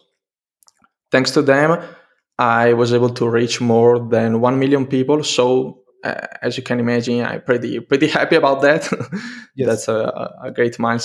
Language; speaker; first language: English; non-native, fluent; Italian